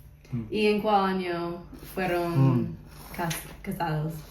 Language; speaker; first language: Spanish; non-native, fluent; English